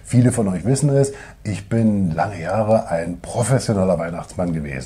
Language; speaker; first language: German; native; German